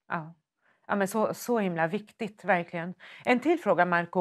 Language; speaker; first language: Swedish; native; Swedish